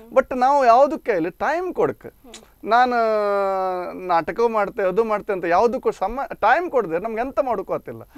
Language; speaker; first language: Kannada; non-native, local second language; Konkani